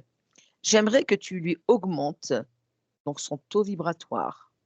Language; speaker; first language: French; native; French